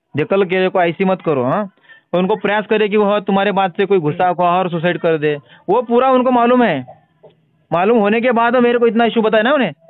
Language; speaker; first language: Hindi; non-native, local second language; Marathi